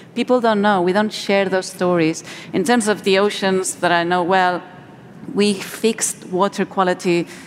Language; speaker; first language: English; non-native, fluent; Spanish